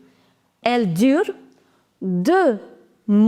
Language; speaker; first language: French; non-native, fluent; Hindi